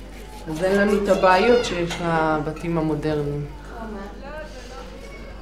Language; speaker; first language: Hebrew; non-native, local second language; Yiddish